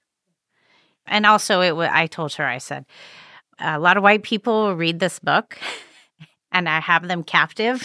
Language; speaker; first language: English; native; English